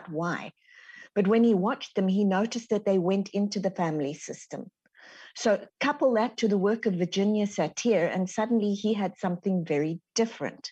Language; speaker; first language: English; native; English